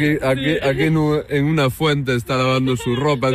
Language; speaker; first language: Portuguese; non-native, learner; Spanish